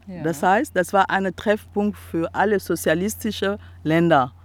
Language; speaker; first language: German; non-native, fluent; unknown